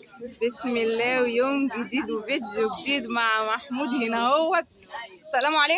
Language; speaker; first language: Arabic; native; Arabic